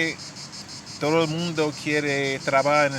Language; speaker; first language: Spanish; non-native, learner; English